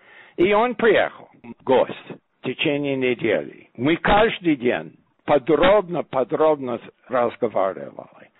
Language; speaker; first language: Russian; non-native, fluent; English